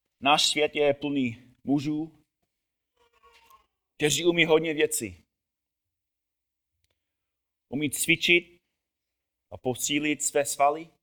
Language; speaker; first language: Czech; non-native, fluent; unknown